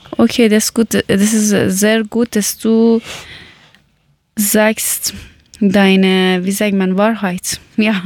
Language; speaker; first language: German; non-native, learner; Persian